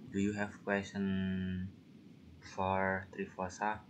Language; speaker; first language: English; non-native, learner; Indonesian